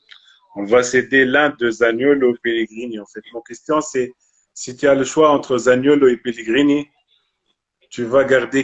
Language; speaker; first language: French; non-native, local second language; Arabic